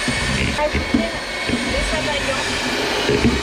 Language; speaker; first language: French; native; French